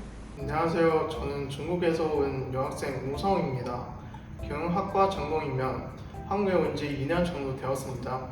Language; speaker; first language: Korean; non-native, fluent; Chinese